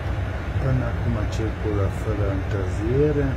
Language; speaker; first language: Romanian; non-native, local second language; Hungarian